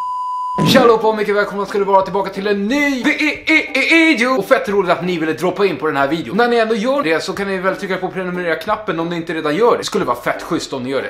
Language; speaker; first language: Swedish; native; Swedish